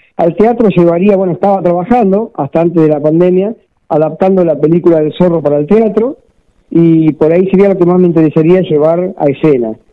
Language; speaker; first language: Spanish; native; Spanish